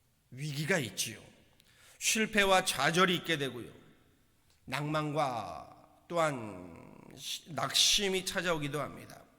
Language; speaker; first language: Korean; native; Korean